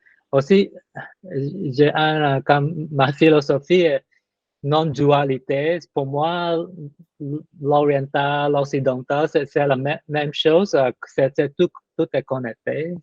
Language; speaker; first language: French; non-native, learner; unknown